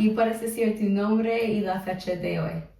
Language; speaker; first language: Spanish; non-native, fluent; English